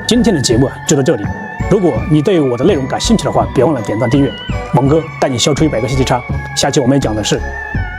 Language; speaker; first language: Chinese; native; Chinese